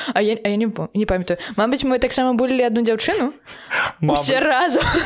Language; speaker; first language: Belarusian; non-native, local second language; Russian